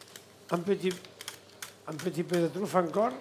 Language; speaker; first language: French; non-native, learner; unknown